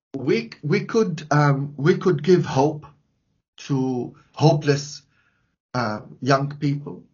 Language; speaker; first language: English; non-native, fluent; Arabic